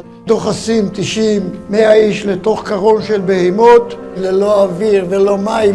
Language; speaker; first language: Hebrew; non-native, fluent; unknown